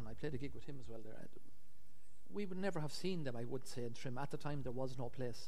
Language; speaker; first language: English; native; English